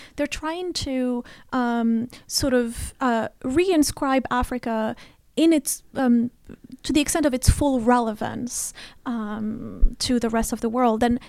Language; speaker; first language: English; non-native, fluent; Arabic